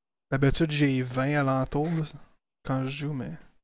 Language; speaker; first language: French; native; French